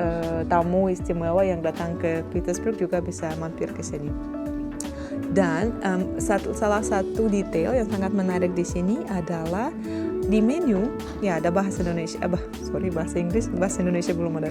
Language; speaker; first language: Indonesian; non-native, fluent; Russian